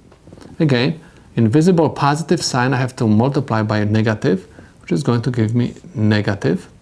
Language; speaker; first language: English; non-native, fluent; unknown